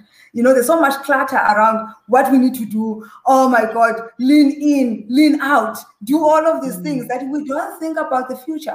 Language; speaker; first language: English; non-native, local second language; Xhosa